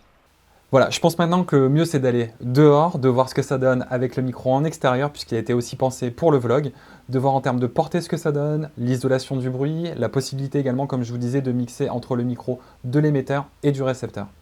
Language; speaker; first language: French; native; French